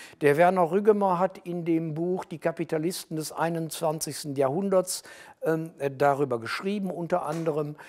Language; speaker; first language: German; native; German